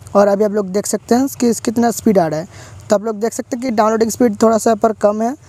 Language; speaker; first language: Hindi; non-native, local second language; Bangla